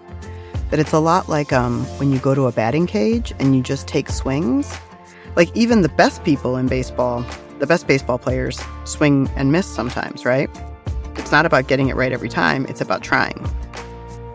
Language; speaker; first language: English; native; English